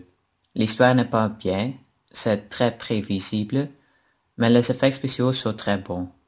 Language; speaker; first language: French; non-native, learner; Dutch